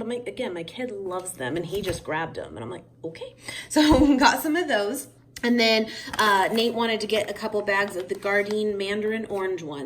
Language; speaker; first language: English; native; English